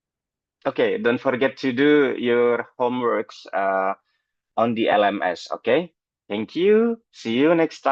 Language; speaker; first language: English; non-native, fluent; Indonesian